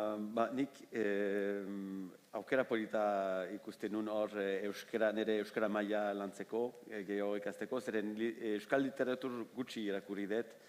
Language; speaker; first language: Basque; non-native, fluent; French